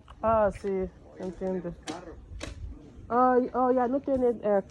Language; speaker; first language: Spanish; non-native, learner; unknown